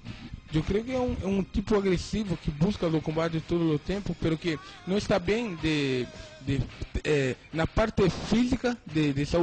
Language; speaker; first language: Spanish; non-native, learner; Portuguese